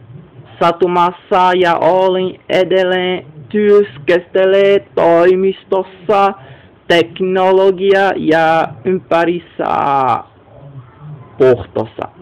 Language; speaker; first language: Finnish; non-native, learner; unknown